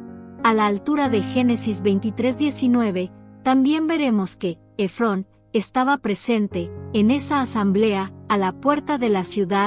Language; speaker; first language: Spanish; native; Spanish